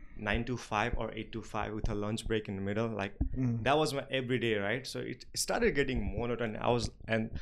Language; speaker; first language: English; non-native, local second language; Nepali